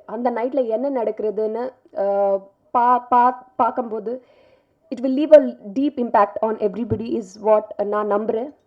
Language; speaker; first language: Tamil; non-native, local second language; Telugu